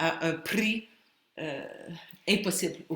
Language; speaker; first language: French; non-native, fluent; Spanish